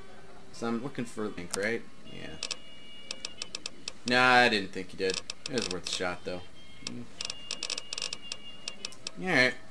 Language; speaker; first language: English; native; English